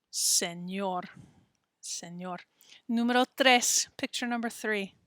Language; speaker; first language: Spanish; non-native, fluent; English